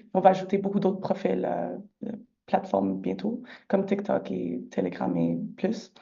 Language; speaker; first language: French; non-native, fluent; English